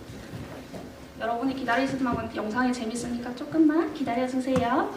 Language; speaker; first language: Korean; native; Korean